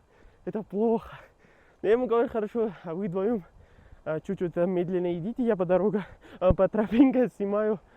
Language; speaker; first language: Russian; non-native, learner; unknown